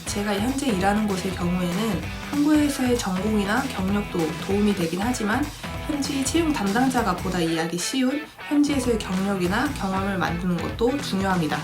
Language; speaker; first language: Korean; native; Korean